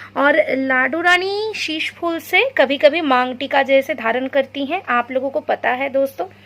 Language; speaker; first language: Hindi; non-native, local second language; Bangla